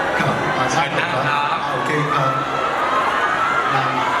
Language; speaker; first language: Thai; non-native, learner; Korean